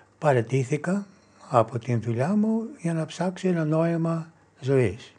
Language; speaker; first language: Greek; non-native, fluent; English